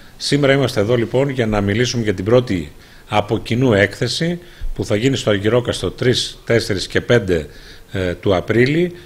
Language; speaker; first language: Greek; native; Greek